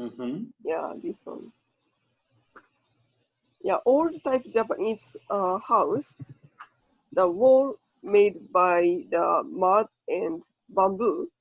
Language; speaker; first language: English; non-native, learner; Japanese